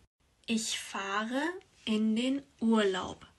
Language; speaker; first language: German; non-native, fluent; Persian